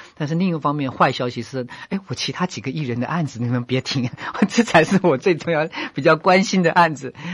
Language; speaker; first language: Chinese; native; Chinese